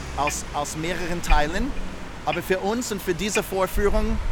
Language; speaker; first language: German; non-native, fluent; English